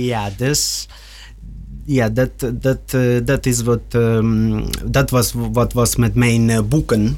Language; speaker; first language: Dutch; non-native, learner; Russian